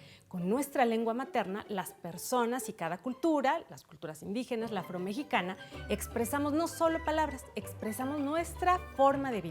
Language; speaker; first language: Spanish; native; Spanish